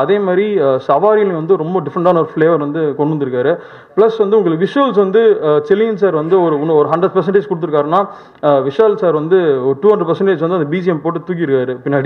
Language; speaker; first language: Tamil; native; Tamil